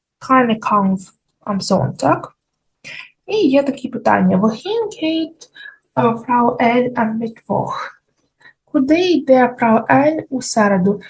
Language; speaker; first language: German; non-native, fluent; Ukrainian